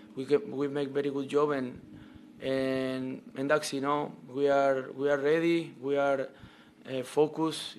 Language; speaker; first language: English; non-native, learner; Spanish